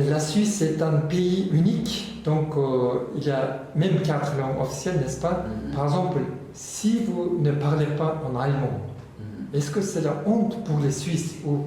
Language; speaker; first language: French; non-native, learner; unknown